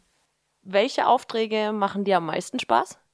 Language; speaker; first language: German; native; German